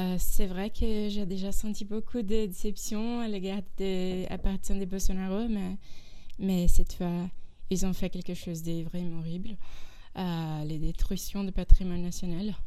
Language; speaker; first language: French; non-native, learner; Portuguese